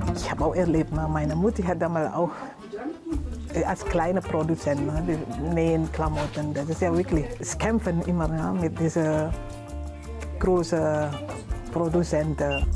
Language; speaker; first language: German; non-native, learner; Indonesian